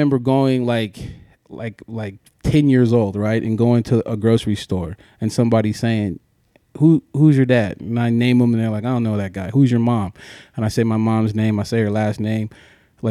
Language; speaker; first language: English; native; English